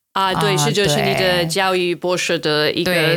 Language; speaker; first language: Chinese; non-native, fluent; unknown